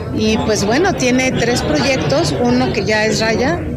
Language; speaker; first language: Spanish; native; Spanish